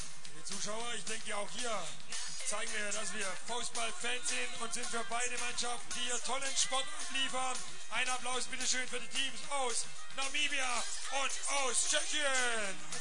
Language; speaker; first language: German; native; German